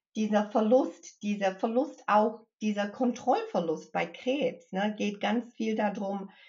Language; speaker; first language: German; early bilingual, other home language; English